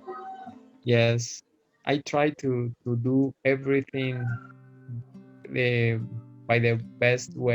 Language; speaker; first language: English; non-native, fluent; Spanish